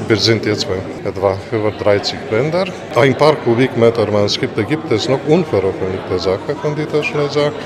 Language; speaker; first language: German; non-native, fluent; Romanian